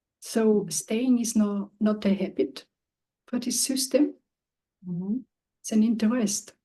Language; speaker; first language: English; non-native, learner; German